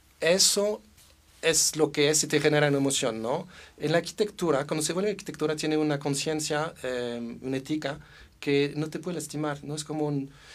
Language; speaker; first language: Spanish; non-native, fluent; French